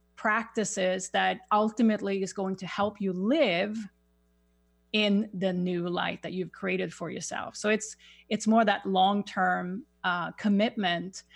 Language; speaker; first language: English; non-native, fluent; Swedish